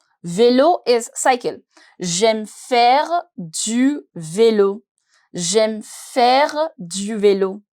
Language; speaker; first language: French; non-native, fluent; Hindi